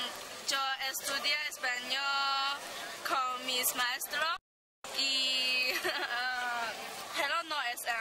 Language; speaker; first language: Spanish; non-native, learner; Chinese